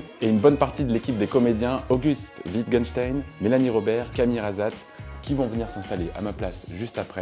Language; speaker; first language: French; native; French